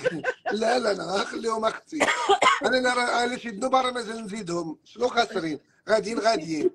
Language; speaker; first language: Arabic; native; Arabic